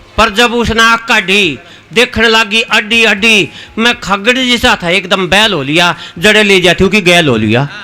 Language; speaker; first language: Hindi; native; Hindi